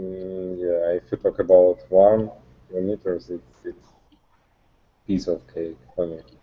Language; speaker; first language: English; non-native, learner; Russian